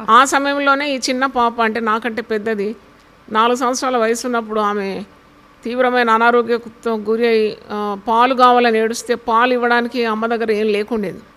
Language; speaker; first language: Telugu; non-native, local second language; Malayalam